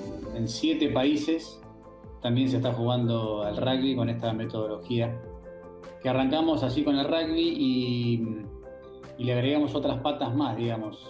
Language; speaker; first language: Spanish; native; Spanish